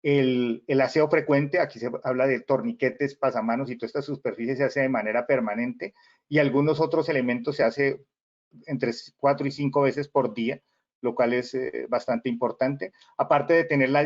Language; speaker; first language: Spanish; native; Spanish